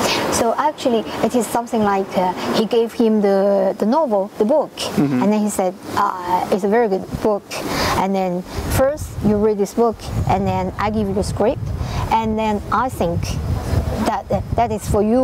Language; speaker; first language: English; non-native, fluent; Chinese